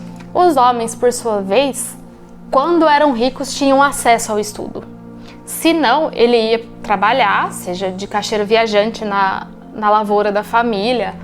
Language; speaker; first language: Portuguese; native; Portuguese